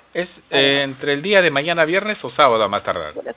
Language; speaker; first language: Spanish; native; Spanish